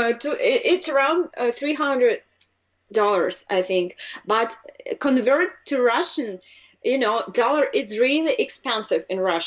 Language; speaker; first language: English; non-native, fluent; Russian